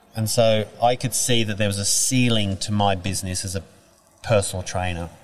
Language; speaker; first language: English; native; English